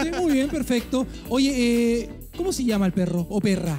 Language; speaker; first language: Spanish; native; Spanish